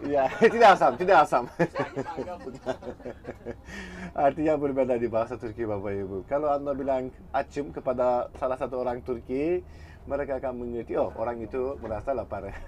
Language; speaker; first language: Indonesian; non-native, fluent; Turkish